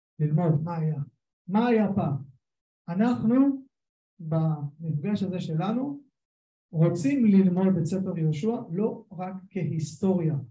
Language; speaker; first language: Hebrew; native; Hebrew